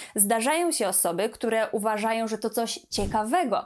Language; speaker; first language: Polish; native; Polish